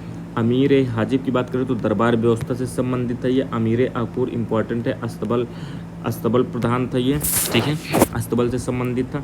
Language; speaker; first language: Hindi; native; Hindi